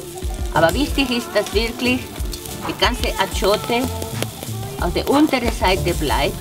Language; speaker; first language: German; non-native, fluent; Spanish